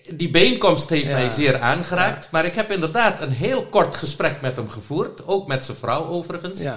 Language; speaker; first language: Dutch; non-native, local second language; Caribbean Hindustani